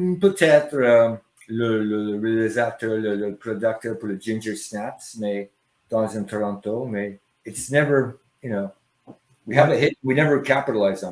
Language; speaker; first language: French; non-native, learner; English